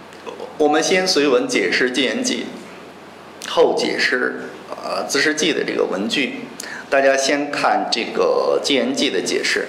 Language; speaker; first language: Chinese; native; Chinese